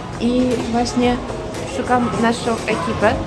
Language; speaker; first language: Polish; non-native, fluent; Ukrainian